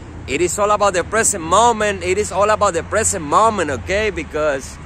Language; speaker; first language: English; native; English